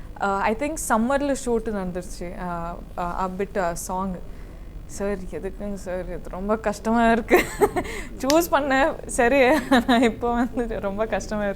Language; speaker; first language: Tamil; non-native, learner; Kodava